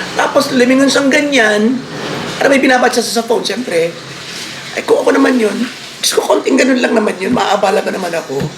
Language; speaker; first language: Filipino; native; Filipino